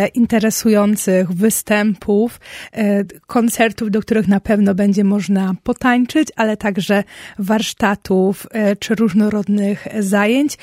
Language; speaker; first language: Polish; native; Polish